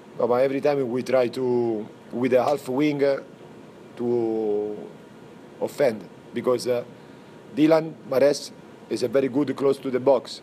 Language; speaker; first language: English; non-native, fluent; Italian